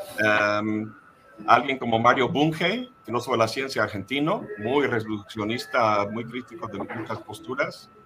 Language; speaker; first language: Spanish; non-native, fluent; English